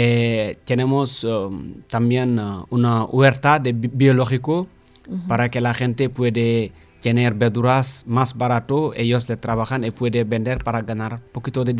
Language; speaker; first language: Spanish; non-native, learner; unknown